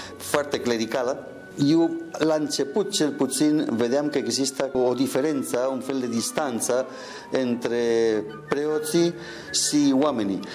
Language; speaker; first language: Romanian; non-native, fluent; Spanish